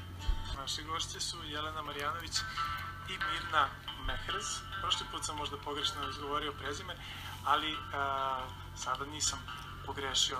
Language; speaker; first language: Serbian; native; Serbian